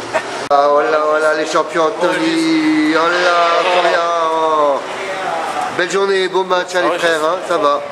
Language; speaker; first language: French; native; French